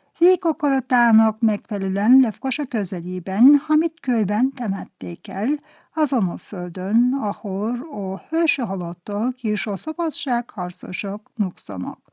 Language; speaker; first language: Hungarian; non-native, fluent; Turkish